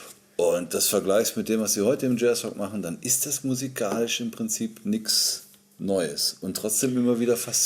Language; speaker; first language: German; native; German